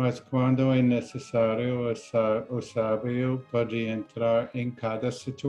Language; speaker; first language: Portuguese; non-native, learner; English